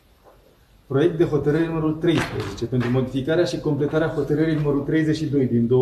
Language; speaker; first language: Romanian; native; Romanian